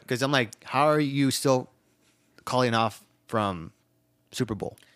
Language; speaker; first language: English; native; English